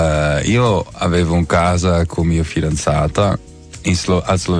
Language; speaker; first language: Italian; non-native, learner; Dutch